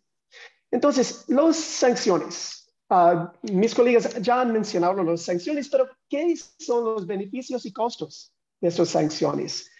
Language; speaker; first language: Spanish; non-native, fluent; English